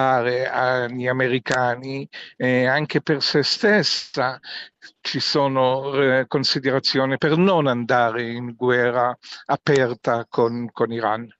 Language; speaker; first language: Italian; non-native, fluent; Hebrew